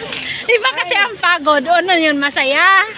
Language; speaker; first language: Filipino; non-native, local second language; Cebuano